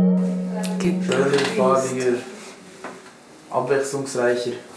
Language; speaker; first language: German; native; German